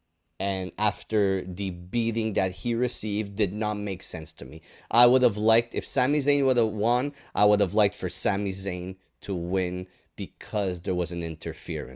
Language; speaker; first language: English; native; English